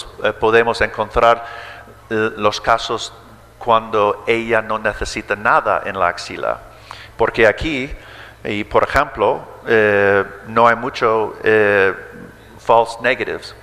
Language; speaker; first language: Spanish; early bilingual, heritage; English